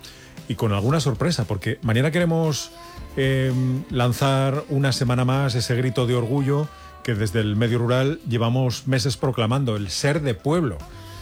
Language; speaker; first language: Spanish; native; Spanish